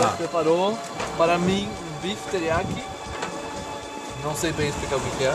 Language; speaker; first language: Portuguese; non-native, fluent; French